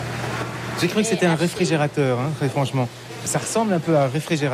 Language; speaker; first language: French; native; French